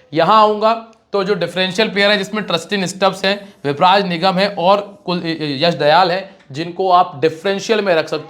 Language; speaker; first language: Hindi; native; Hindi